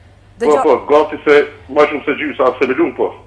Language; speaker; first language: Albanian; early bilingual, heritage; Albanian